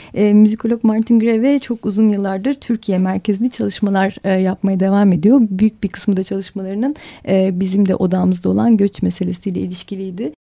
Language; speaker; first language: Turkish; native; Turkish